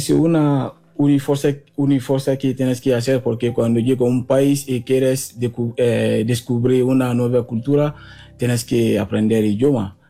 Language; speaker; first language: Spanish; non-native, learner; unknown